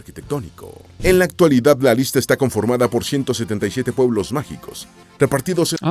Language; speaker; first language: Spanish; native; Spanish